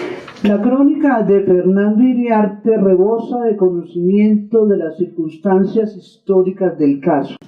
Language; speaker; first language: Spanish; native; Spanish